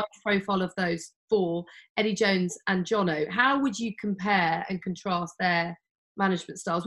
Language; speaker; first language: English; native; English